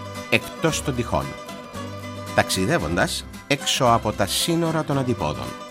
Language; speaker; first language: Greek; native; Greek